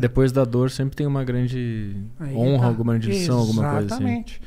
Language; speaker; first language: Portuguese; native; Portuguese